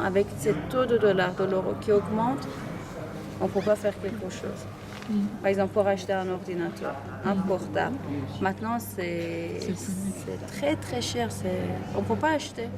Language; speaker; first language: French; non-native, fluent; Persian